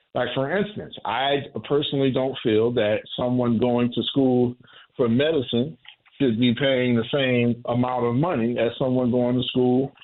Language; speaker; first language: English; native; English